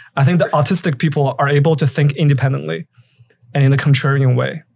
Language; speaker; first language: English; native; English